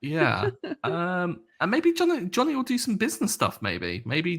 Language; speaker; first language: English; native; English